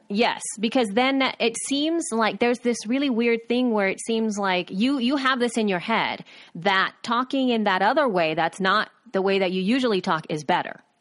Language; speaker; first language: English; native; English